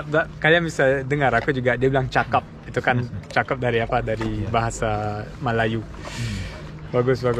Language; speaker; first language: Indonesian; early bilingual, heritage; Indonesian